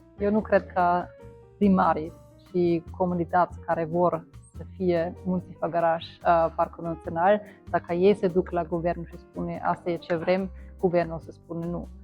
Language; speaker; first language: Romanian; non-native, fluent; German